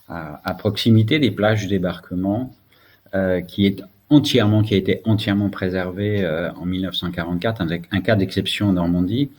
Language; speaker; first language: French; native; French